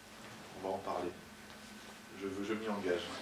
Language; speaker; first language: French; native; French